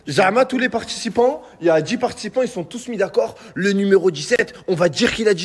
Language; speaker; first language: French; native; French